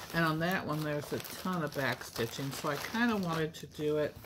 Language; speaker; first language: English; native; English